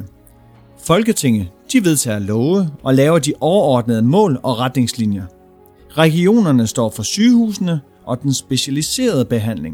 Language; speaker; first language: Danish; native; Danish